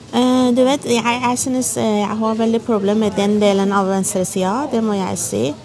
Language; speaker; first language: Norwegian; non-native, fluent; Persian